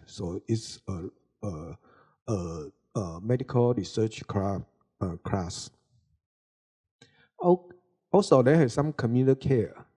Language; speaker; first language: English; non-native, learner; Chinese